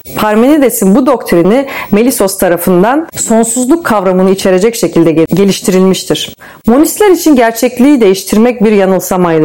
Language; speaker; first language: Turkish; native; Turkish